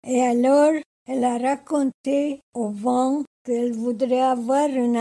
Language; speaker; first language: French; non-native, fluent; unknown